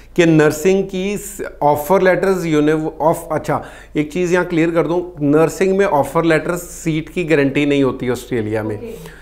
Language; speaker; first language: Hindi; non-native, local second language; Punjabi